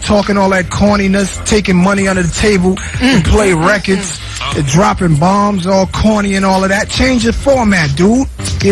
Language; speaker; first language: English; native; English